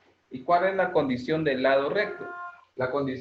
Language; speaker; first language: Spanish; native; Spanish